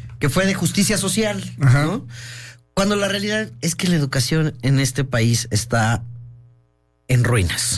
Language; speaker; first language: Spanish; native; Spanish